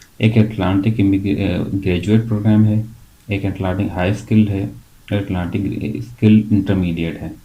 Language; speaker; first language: Hindi; native; Hindi